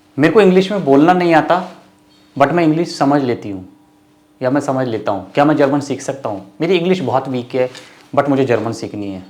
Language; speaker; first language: Hindi; native; Hindi